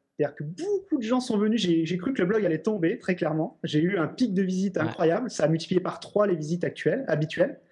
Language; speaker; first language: French; native; French